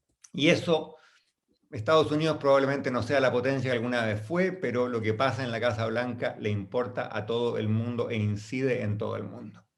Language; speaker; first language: Spanish; native; Spanish